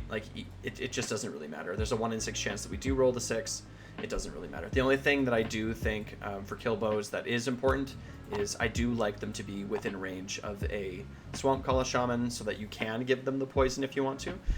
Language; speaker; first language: English; native; English